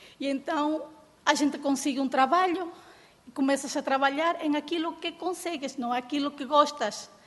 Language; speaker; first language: Portuguese; early bilingual, heritage; Portuguese